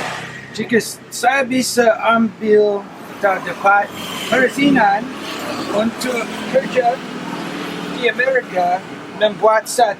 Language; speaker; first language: Indonesian; non-native, learner; English